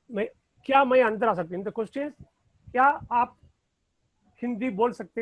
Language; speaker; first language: Hindi; non-native, learner; Tamil